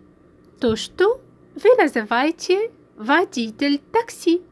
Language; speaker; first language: Russian; non-native, fluent; French